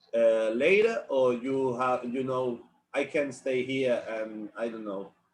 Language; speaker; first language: English; non-native, learner; Spanish